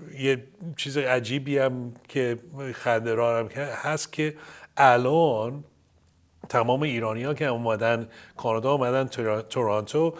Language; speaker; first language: Persian; early bilingual, heritage; Persian